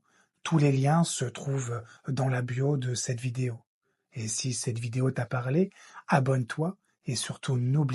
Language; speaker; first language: French; native; French